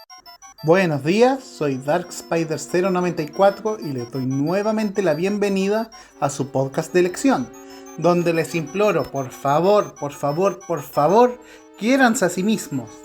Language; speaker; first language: Spanish; native; Spanish